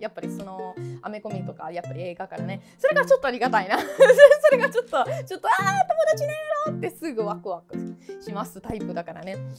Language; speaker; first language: Japanese; non-native, fluent; Italian